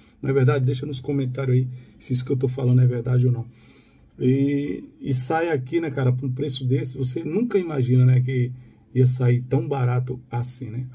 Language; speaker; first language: Portuguese; native; Portuguese